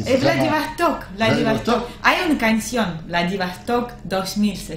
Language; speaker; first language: Spanish; non-native, learner; Russian